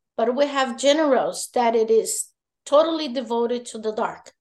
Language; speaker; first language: English; non-native, fluent; Portuguese